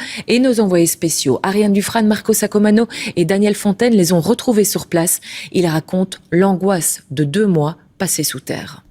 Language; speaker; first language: French; native; French